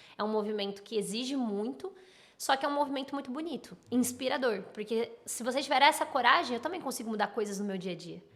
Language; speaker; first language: Portuguese; native; Portuguese